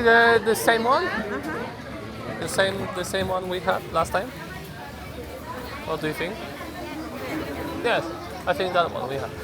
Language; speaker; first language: English; non-native, fluent; Polish